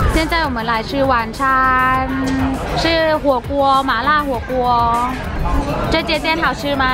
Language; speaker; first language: Chinese; non-native, fluent; Thai